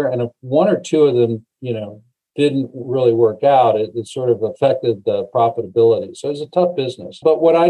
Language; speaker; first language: English; native; English